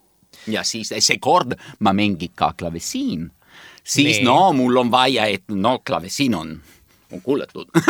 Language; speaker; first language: Estonian; non-native, learner; Italian